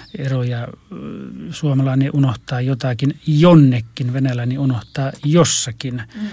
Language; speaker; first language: Finnish; native; Finnish